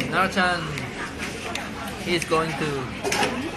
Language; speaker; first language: English; non-native, learner; Korean